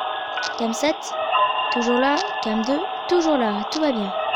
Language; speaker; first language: French; native; French